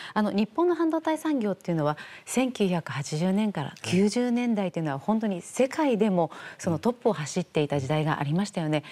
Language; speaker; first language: Japanese; native; Japanese